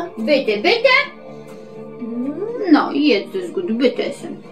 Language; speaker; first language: German; non-native, learner; Polish